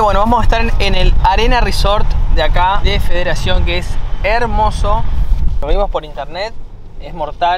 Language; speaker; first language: Spanish; native; Spanish